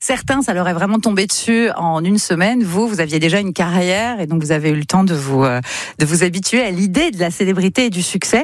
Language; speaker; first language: French; native; French